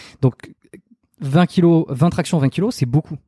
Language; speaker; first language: French; native; French